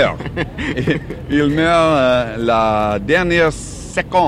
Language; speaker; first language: French; non-native, learner; English